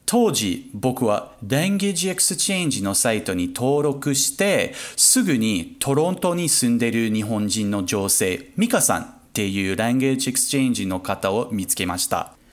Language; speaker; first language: Japanese; non-native, fluent; English